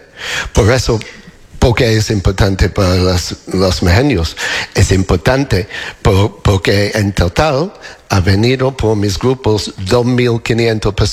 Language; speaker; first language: Spanish; non-native, learner; English